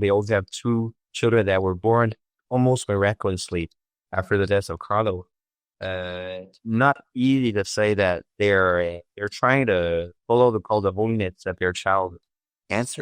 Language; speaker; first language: English; non-native, fluent; French